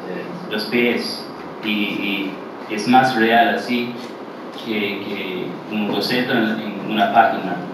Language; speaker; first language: Spanish; early bilingual, heritage; English